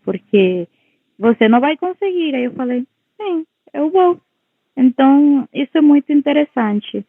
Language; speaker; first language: Portuguese; non-native, local second language; Spanish